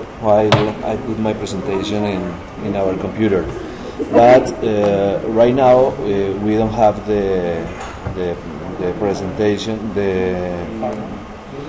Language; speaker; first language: English; non-native, learner; Spanish